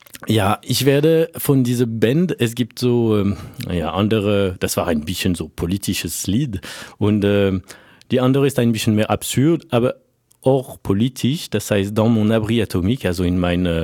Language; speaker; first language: German; non-native, fluent; French